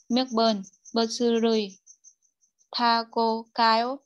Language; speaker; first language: Korean; non-native, learner; Vietnamese